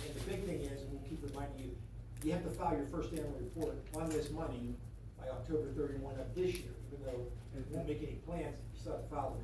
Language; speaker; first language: English; native; English